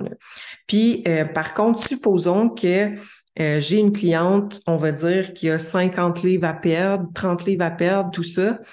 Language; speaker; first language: French; native; French